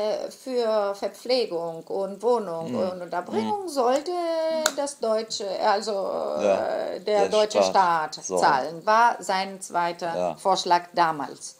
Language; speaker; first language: German; non-native, fluent; Greek